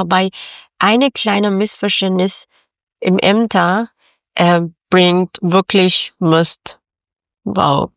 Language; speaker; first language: German; non-native, learner; Persian